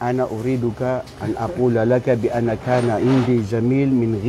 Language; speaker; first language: Arabic; non-native, fluent; Maranao